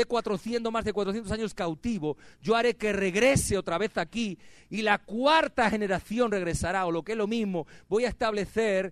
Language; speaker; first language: Spanish; native; Spanish